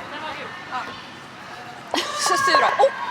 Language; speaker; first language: Swedish; native; Swedish